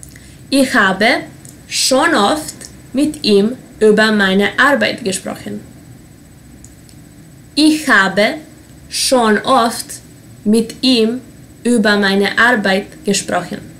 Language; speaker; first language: German; non-native, fluent; Serbian